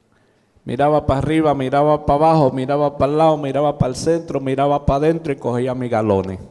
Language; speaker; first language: Spanish; native; Spanish